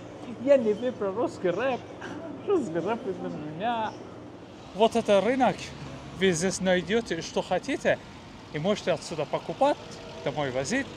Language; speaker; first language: Russian; non-native, fluent; Persian